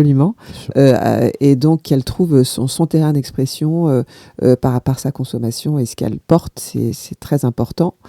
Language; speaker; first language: French; native; French